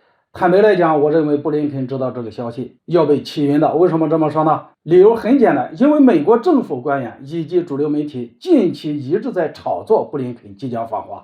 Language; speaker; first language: Chinese; native; Chinese